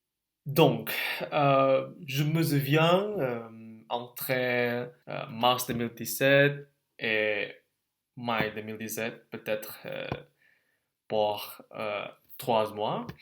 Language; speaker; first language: French; non-native, learner; Indonesian